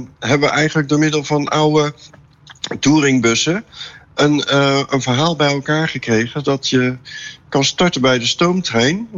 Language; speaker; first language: Dutch; native; Dutch